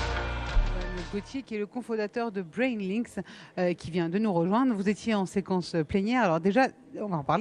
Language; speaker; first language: French; native; French